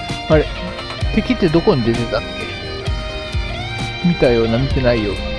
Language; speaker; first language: Japanese; native; Japanese